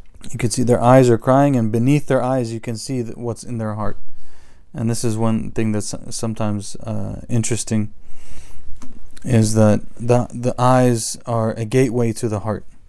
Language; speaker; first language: English; native; English